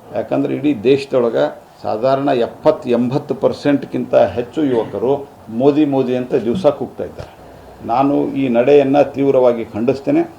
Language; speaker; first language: Kannada; native; Kannada